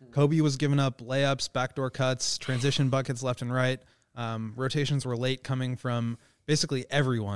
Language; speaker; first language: English; native; English